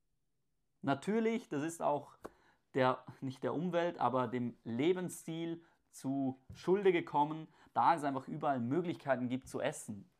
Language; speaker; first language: German; native; German